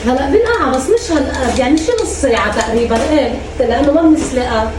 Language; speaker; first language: Arabic; native; Arabic